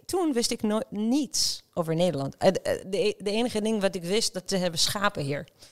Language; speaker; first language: Dutch; non-native, fluent; Hebrew